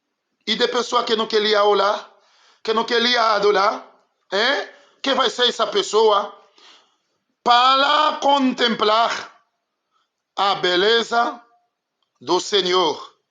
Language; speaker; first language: Portuguese; non-native, learner; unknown